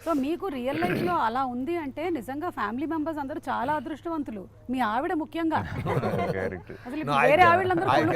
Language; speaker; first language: Telugu; native; Telugu